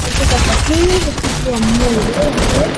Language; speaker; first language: Catalan; non-native, local second language; Spanish